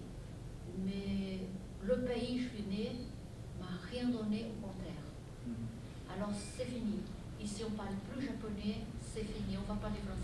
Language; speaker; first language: French; non-native, fluent; Portuguese